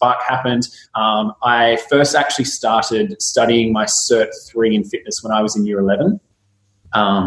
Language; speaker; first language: English; native; English